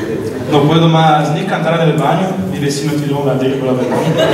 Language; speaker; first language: Spanish; non-native, local second language; Portuguese